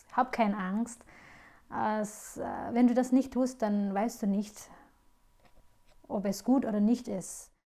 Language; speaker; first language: German; non-native, fluent; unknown